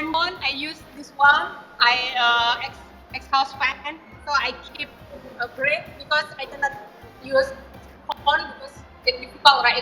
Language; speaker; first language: English; non-native, learner; Indonesian